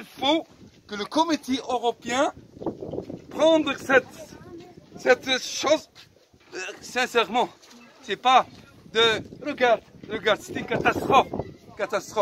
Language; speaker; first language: French; non-native, fluent; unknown